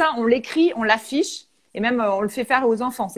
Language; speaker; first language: French; native; French